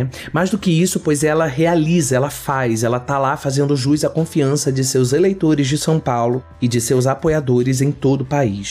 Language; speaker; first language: Portuguese; native; Portuguese